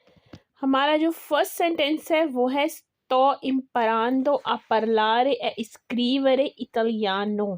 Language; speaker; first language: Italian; non-native, learner; Urdu